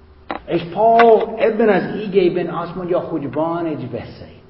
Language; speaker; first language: Hungarian; non-native, fluent; English